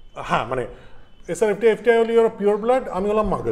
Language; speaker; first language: English; non-native, local second language; Bangla